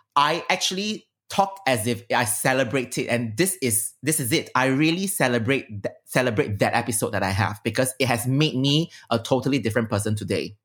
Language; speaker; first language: English; native; English